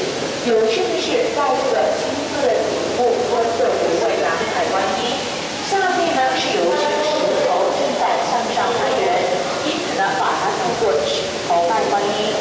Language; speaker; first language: Chinese; native; Chinese